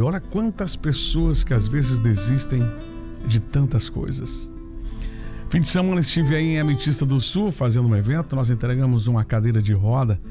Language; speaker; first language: Portuguese; native; Portuguese